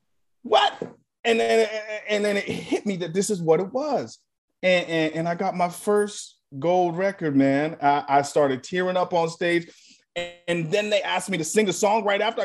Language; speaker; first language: English; native; English